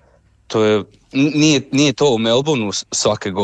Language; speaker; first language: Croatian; early bilingual, heritage; Croatian